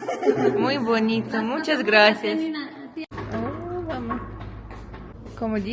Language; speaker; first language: Spanish; non-native, learner; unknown